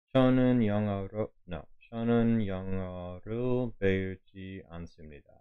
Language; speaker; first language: Korean; non-native, learner; English